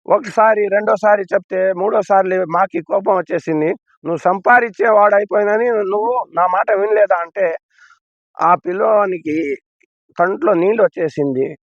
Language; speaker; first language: Telugu; non-native, local second language; Urdu